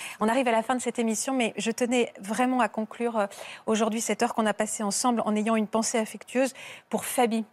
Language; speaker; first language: French; native; French